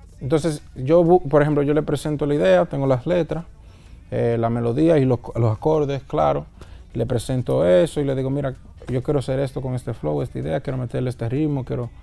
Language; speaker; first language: Spanish; early bilingual, heritage; Spanish